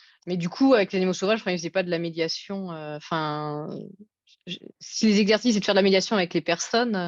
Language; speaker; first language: French; native; French